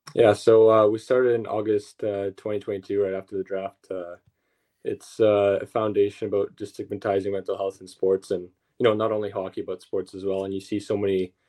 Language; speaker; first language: English; early bilingual, other home language; Russian